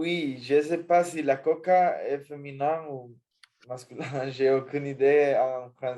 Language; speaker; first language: French; non-native, learner; Spanish